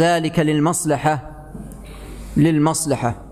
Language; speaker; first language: Arabic; native; Arabic